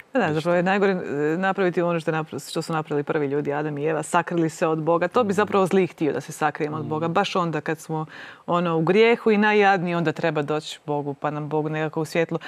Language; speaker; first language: Croatian; native; Croatian